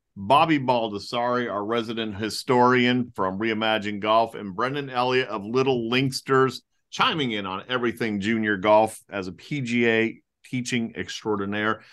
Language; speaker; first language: English; native; English